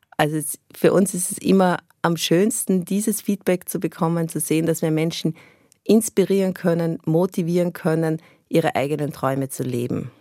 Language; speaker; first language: German; native; German